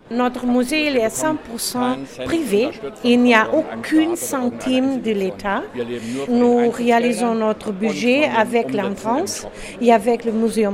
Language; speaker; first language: French; non-native, learner; German